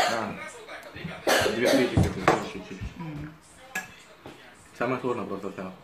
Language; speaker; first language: Russian; native; Russian